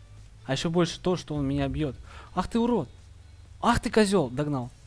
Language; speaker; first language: Russian; native; Russian